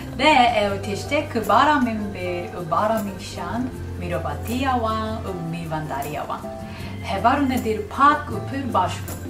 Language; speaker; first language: Kurdish; non-native, learner; Japanese